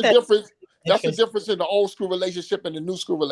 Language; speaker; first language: English; native; English